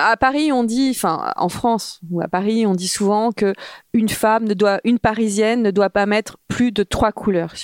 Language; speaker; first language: French; native; French